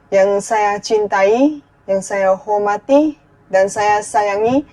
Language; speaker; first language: Malay; non-native, local second language; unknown